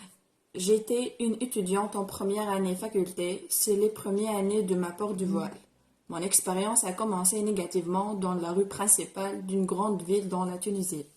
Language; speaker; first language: French; non-native, local second language; Arabic